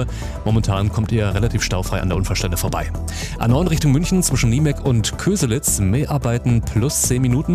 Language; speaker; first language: German; native; German